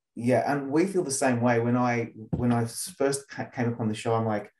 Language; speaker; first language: English; native; English